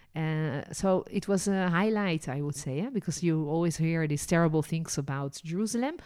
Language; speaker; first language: English; non-native, fluent; Dutch